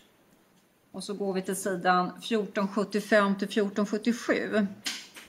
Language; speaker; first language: Swedish; native; Swedish